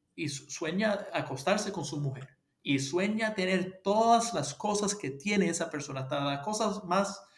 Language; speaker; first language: Spanish; early bilingual, heritage; Spanish